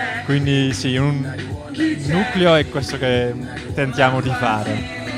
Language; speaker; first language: Italian; non-native, fluent; Dutch